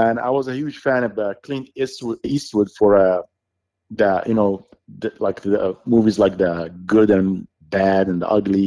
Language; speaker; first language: English; non-native, fluent; Arabic